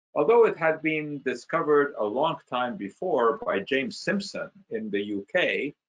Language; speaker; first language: English; non-native, fluent; Hungarian